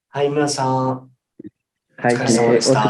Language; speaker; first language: Japanese; non-native, fluent; Nepali